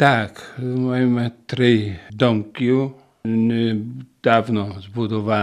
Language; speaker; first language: Polish; non-native, local second language; Ukrainian